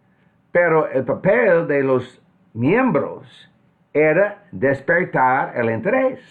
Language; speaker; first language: Spanish; non-native, fluent; English